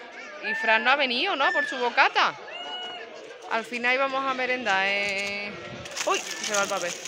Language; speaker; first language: Spanish; native; Spanish